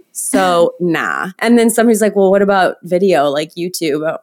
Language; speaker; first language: English; native; English